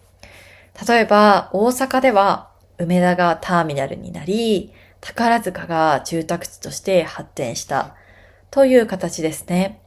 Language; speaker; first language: Japanese; native; Japanese